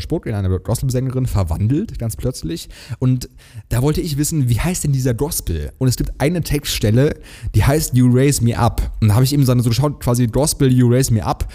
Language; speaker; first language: German; native; German